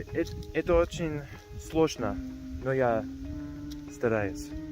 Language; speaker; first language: Russian; non-native, learner; English